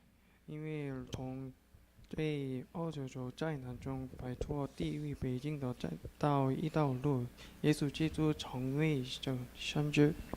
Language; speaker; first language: Chinese; non-native, learner; Korean